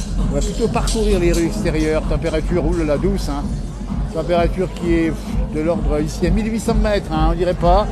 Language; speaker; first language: French; native; French